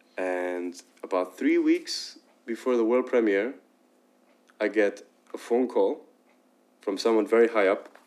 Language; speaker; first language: English; non-native, fluent; Arabic